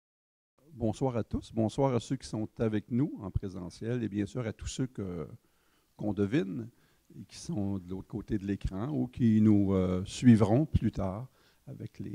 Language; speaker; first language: French; native; French